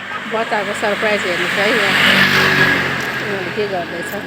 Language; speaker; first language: Nepali; native; Nepali